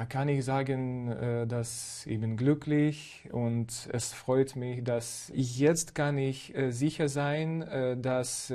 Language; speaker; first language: German; non-native, fluent; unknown